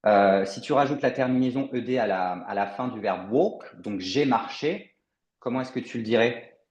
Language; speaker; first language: French; native; French